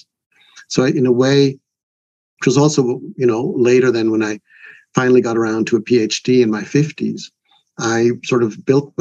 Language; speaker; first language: English; non-native, fluent; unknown